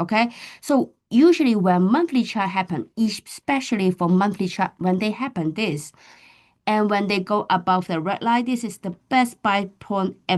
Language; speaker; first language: English; non-native, fluent; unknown